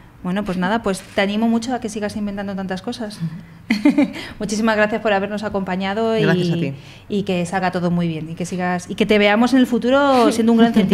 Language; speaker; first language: Spanish; native; Spanish